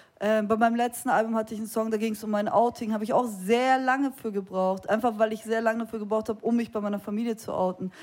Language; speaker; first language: German; early bilingual, other home language; Kurdish